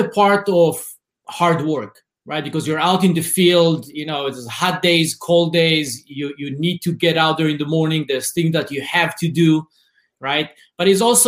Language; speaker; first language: English; non-native, fluent; Hebrew